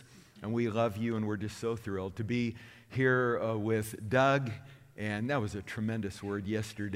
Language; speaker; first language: English; native; English